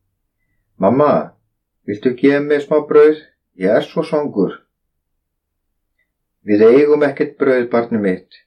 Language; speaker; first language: Icelandic; native; Icelandic